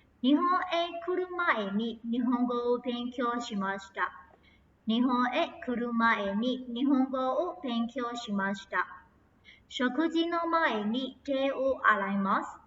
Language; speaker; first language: Japanese; non-native, fluent; Burmese